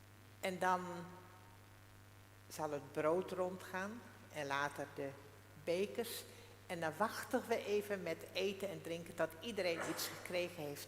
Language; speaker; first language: Dutch; non-native, local second language; Western Frisian